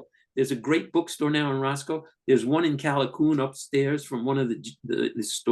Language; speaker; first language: English; native; English